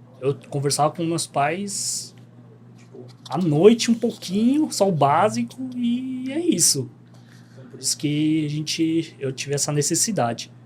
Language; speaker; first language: Portuguese; early bilingual, other home language; Korean